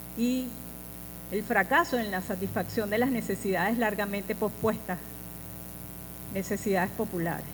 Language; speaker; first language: Spanish; native; Spanish